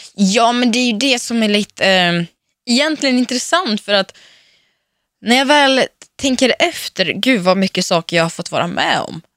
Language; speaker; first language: Swedish; early bilingual, other home language; Russian